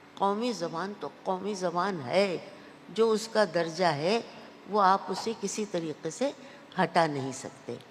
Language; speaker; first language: Urdu; native; Urdu